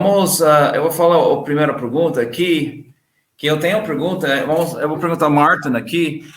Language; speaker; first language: Portuguese; non-native, learner; English